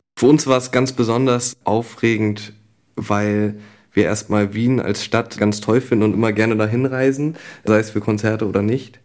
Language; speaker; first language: German; native; German